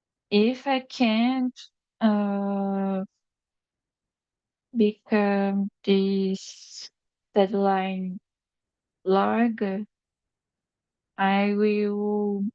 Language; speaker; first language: English; non-native, learner; Portuguese